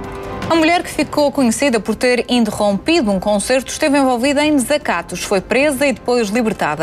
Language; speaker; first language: Portuguese; native; Portuguese